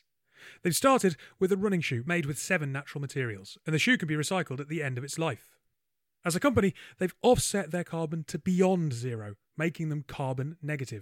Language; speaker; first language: English; native; English